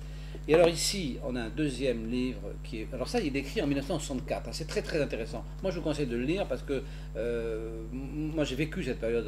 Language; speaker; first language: French; native; French